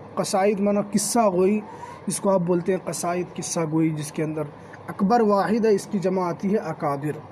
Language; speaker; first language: Urdu; native; Urdu